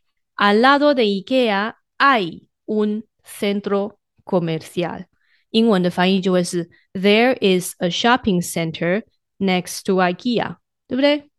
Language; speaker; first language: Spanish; non-native, fluent; Chinese